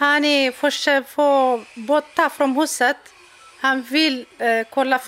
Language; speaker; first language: Swedish; non-native, learner; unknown